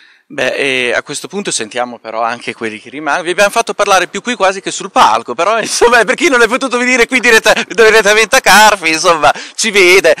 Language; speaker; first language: Italian; native; Italian